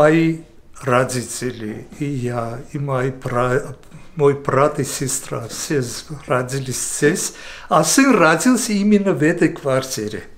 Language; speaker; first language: Russian; non-native, local second language; Armenian